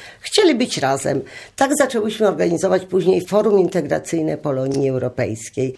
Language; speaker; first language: Polish; native; Polish